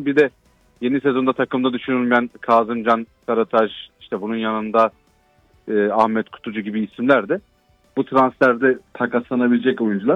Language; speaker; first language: Turkish; native; Turkish